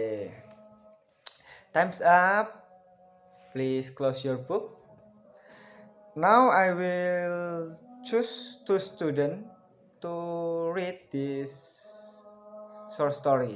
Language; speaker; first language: English; non-native, learner; Indonesian